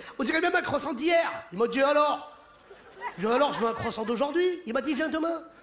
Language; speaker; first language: French; early bilingual, other home language; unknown